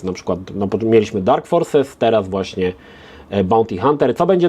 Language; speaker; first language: Polish; native; Polish